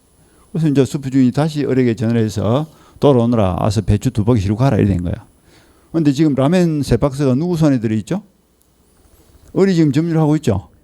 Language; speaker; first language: Korean; native; Korean